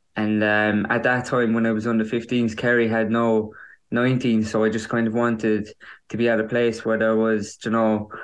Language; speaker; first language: English; native; English